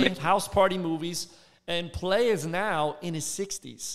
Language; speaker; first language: English; native; English